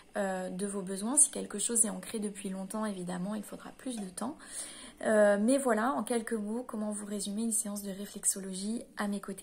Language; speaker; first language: French; native; French